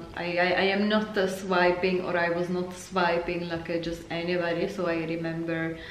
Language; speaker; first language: English; non-native, fluent; Czech